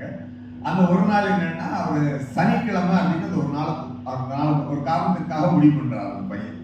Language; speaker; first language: Tamil; native; Tamil